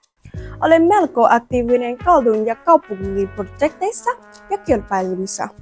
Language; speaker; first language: Finnish; non-native, learner; Vietnamese